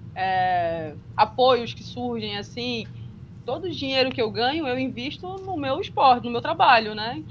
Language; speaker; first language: Portuguese; native; Portuguese